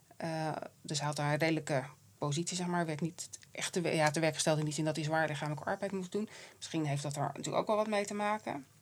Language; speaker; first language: Dutch; native; Dutch